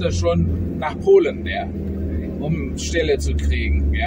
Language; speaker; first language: German; non-native, fluent; Indonesian